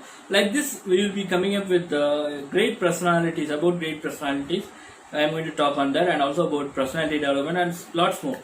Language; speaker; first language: English; non-native, local second language; Tamil